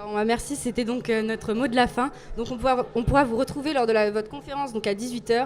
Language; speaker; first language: French; native; French